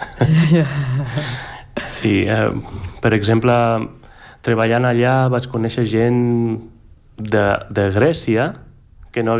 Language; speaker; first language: Catalan; non-native, fluent; Greek